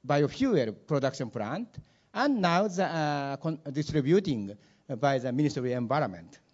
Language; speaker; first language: English; non-native, learner; Japanese